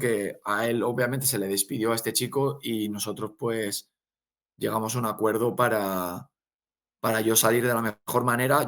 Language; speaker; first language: Spanish; native; Spanish